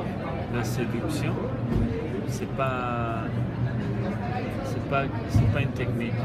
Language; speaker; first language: French; non-native, fluent; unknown